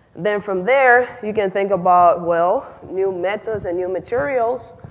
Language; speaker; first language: English; non-native, fluent; Spanish